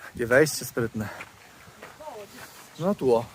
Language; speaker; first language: Polish; native; Polish